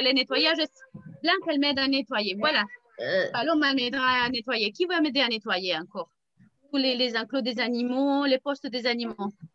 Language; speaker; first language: French; native; French